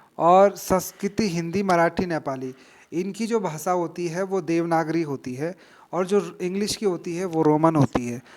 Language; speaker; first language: Hindi; native; Hindi